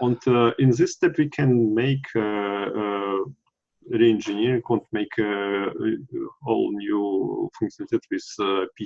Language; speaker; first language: English; non-native, learner; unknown